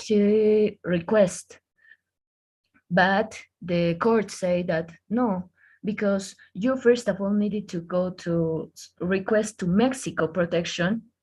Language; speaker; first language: English; non-native, learner; Spanish